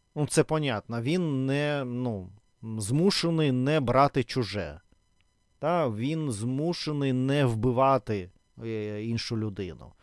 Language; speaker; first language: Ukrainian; non-native, local second language; Russian